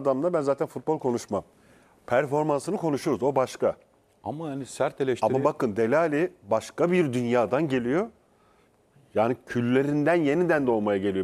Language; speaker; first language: Turkish; native; Turkish